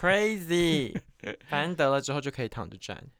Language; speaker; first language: Chinese; native; Chinese